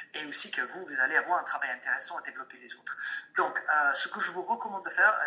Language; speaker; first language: French; non-native, fluent; English